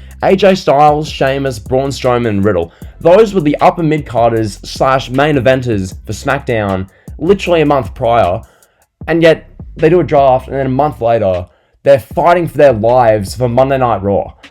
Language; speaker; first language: English; native; English